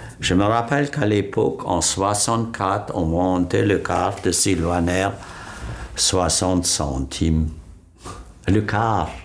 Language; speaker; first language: French; non-native, local second language; Swiss German